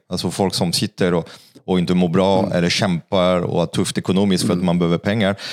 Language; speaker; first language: Swedish; non-native, fluent; French